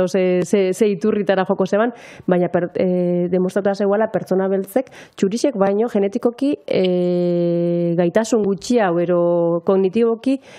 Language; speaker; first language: Basque; native; Basque